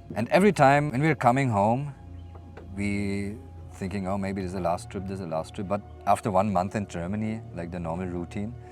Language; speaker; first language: English; non-native, fluent; German